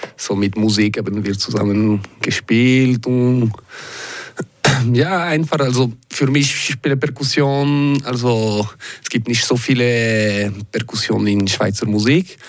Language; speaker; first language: German; non-native, local second language; French